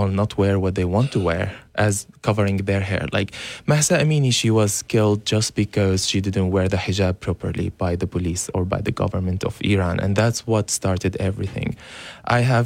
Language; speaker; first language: English; non-native, fluent; Arabic